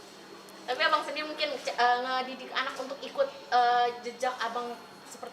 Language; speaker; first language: Indonesian; native; Indonesian